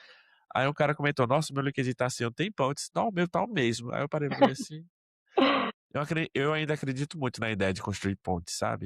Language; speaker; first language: Portuguese; native; Portuguese